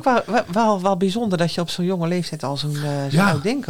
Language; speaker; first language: Dutch; native; Dutch